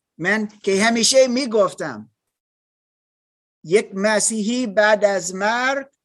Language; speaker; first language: Persian; non-native, learner; German